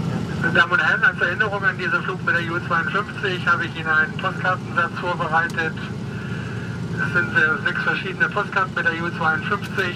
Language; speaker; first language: German; native; German